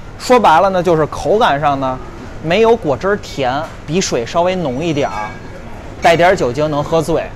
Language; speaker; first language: Chinese; native; Chinese